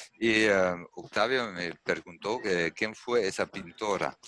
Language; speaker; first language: Portuguese; non-native, learner; German